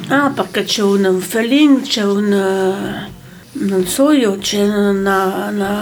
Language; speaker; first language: Italian; non-native, local second language; French